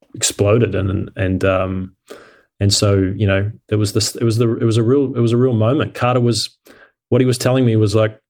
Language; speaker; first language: English; native; English